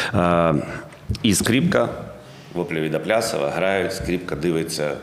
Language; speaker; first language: Ukrainian; native; Ukrainian